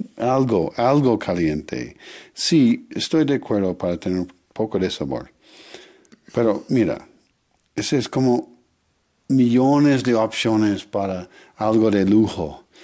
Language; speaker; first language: Spanish; non-native, learner; English